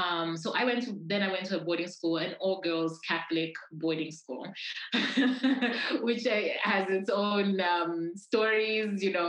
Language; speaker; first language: English; non-native, local second language; Bemba